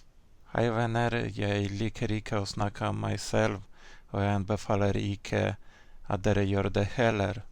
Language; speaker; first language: Norwegian; non-native, fluent; Ukrainian